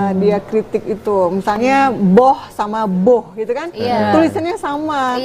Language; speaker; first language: Indonesian; non-native, local second language; Achinese